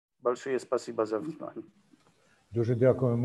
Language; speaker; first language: Russian; non-native, learner; Polish